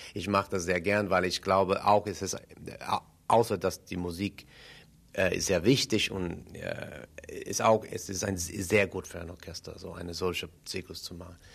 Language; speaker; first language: German; non-native, fluent; English